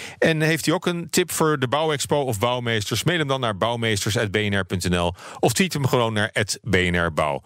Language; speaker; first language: Dutch; native; Dutch